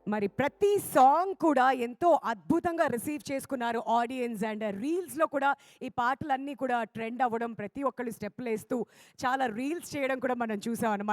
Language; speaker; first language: Telugu; native; Telugu